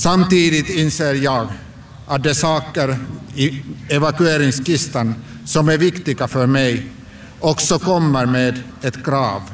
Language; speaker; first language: Swedish; non-native, local second language; Finnish